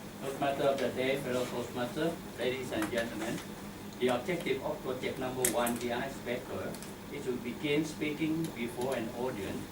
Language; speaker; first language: English; non-native, learner; Thai